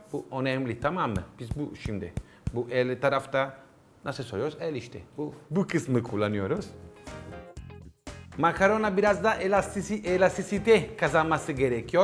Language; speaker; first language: Turkish; non-native, learner; Italian